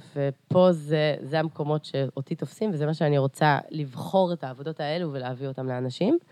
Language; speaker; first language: Hebrew; early bilingual, other home language; Russian